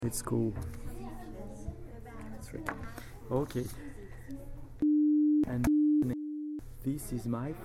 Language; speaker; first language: English; non-native, fluent; French